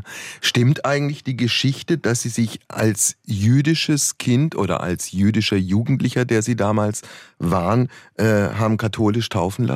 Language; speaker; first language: German; native; German